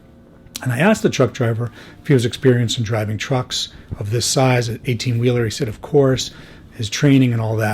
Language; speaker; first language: English; native; English